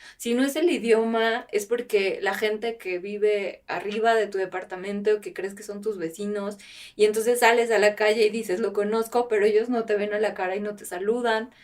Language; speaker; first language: Spanish; native; Spanish